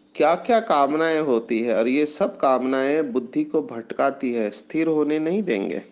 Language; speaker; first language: Hindi; non-native, local second language; Marathi